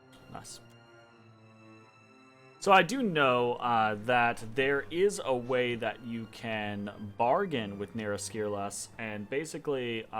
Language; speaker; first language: English; native; English